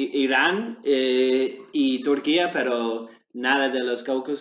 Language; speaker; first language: Spanish; non-native, learner; English